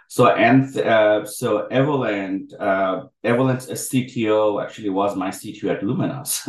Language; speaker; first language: English; non-native, local second language; Bangla